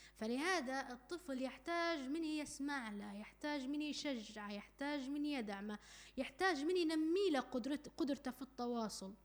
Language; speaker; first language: Arabic; native; Arabic